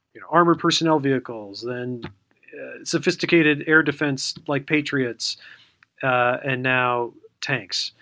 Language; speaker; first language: English; native; English